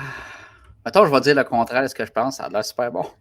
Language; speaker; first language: French; native; French